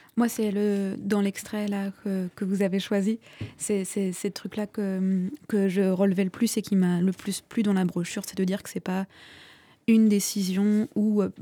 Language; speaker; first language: French; native; French